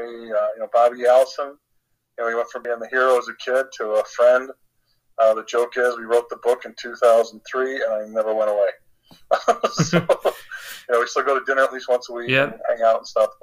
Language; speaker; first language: English; native; English